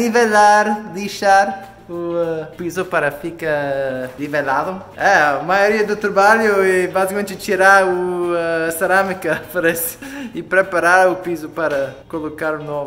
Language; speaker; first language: Portuguese; non-native, learner; English